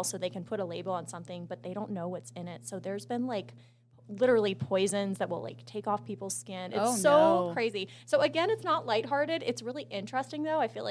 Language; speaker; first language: English; native; English